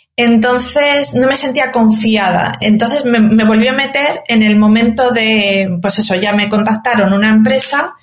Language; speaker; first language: Spanish; native; Spanish